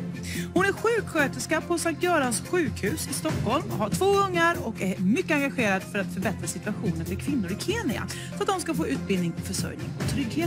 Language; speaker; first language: Swedish; native; Swedish